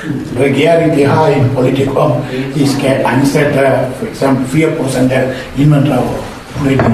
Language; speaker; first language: Danish; non-native, fluent; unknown